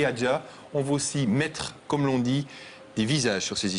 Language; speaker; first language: French; native; French